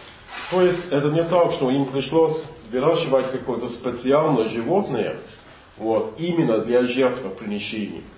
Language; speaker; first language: Russian; non-native, fluent; English